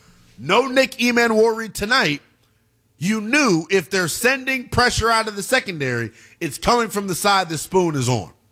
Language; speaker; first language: English; native; English